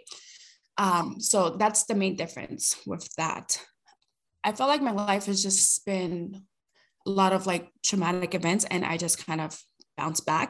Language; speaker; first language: English; early bilingual, other home language; Spanish